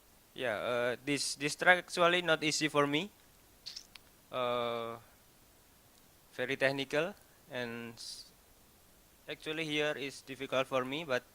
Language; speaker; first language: English; non-native, learner; Indonesian